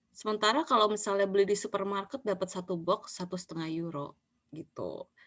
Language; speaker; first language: Indonesian; native; Indonesian